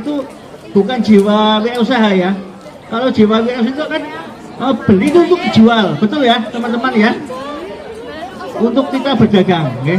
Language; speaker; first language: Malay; non-native, local second language; Javanese